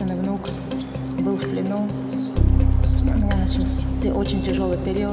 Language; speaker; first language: Russian; native; Russian